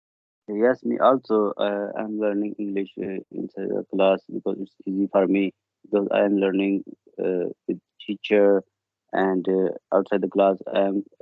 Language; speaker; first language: English; non-native, learner; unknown